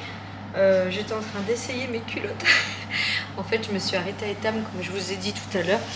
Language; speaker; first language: French; native; French